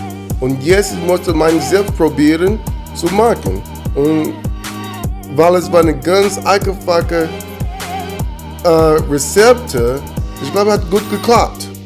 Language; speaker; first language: German; non-native, learner; English